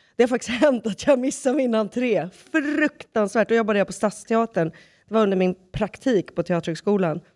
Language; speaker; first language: Swedish; native; Swedish